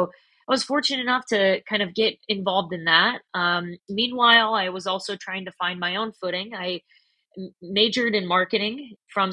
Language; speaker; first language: English; native; English